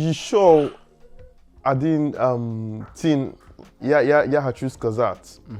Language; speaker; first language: Russian; non-native, learner; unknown